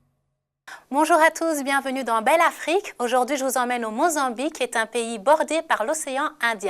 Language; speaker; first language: French; native; French